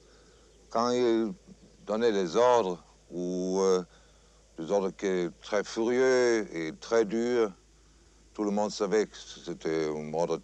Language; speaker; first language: French; non-native, fluent; German